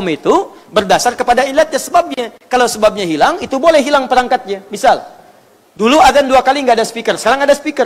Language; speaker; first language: Indonesian; native; Indonesian